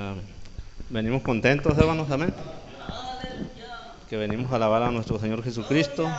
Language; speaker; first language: Spanish; native; Spanish